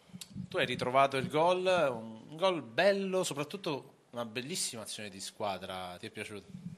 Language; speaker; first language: Italian; native; Italian